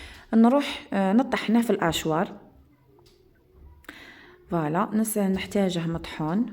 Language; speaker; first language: Arabic; native; Arabic